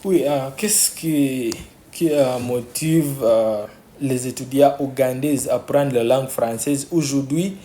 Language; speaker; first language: French; non-native, fluent; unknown